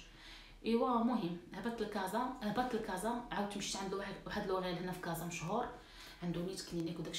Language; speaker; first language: Arabic; native; Arabic